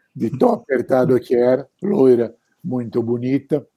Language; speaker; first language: Portuguese; non-native, fluent; Italian